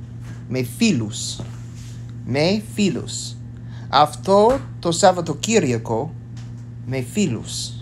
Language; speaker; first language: Greek; non-native, learner; English